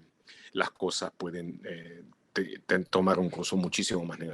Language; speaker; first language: Spanish; native; Spanish